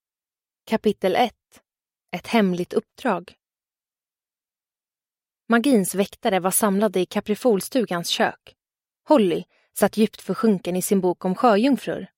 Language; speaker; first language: Swedish; native; Swedish